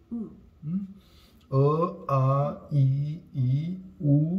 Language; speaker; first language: Japanese; non-native, learner; Hindi